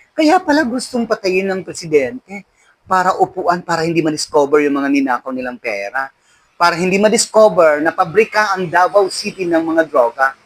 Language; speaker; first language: Filipino; non-native, local second language; Waray